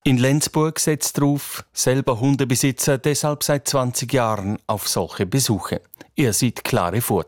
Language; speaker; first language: German; native; German